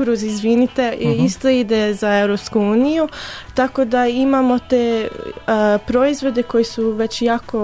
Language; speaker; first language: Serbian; early bilingual, heritage; English